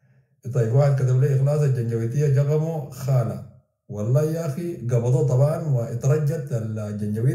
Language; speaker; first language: Arabic; native; Arabic